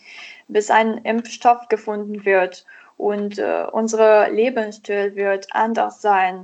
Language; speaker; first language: German; non-native, learner; Italian